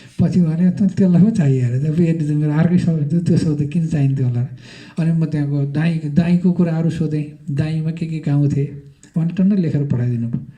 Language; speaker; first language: Nepali; native; Nepali